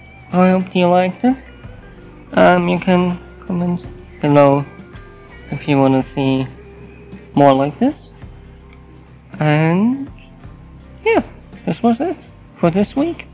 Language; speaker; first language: English; non-native, fluent; German